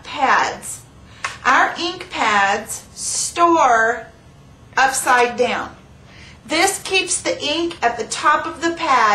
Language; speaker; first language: English; native; English